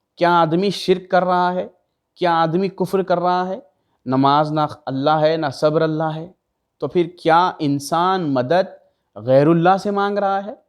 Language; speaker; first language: Urdu; native; Urdu